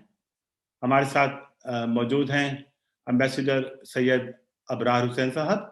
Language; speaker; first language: Urdu; native; Urdu